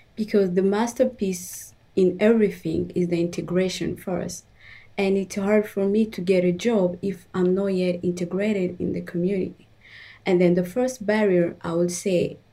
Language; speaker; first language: English; non-native, fluent; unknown